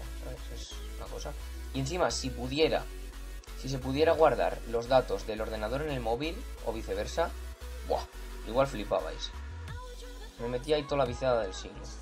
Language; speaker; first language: Spanish; native; Spanish